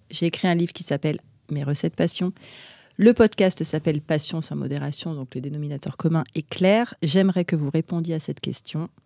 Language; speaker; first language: French; native; French